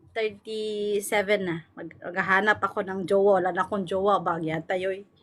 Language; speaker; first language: Filipino; non-native, local second language; Cebuano